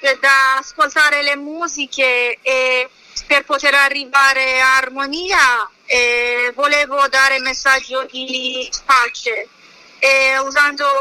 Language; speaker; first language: Italian; non-native, fluent; Persian